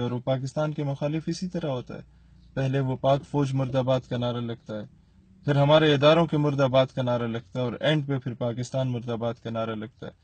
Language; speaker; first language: Urdu; non-native, local second language; Punjabi